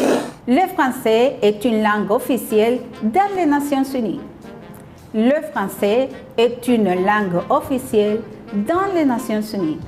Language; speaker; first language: French; non-native, fluent; Spanish